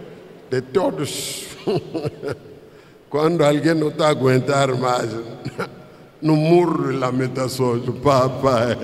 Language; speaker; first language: Portuguese; non-native, fluent; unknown